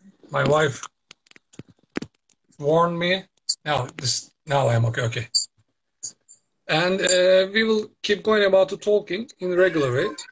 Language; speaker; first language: English; non-native, learner; Turkish